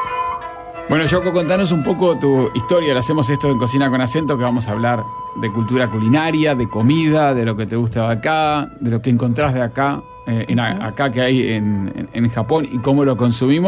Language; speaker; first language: Spanish; native; Spanish